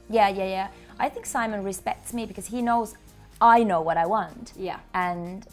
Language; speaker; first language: English; non-native, fluent; Finnish